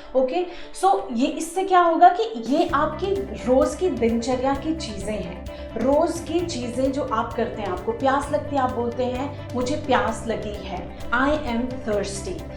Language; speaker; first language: Hindi; native; Hindi